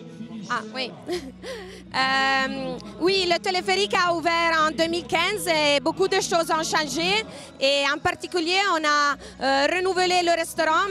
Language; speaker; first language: French; non-native, local second language; Italian